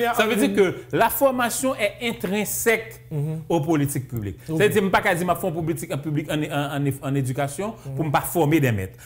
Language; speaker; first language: French; native; French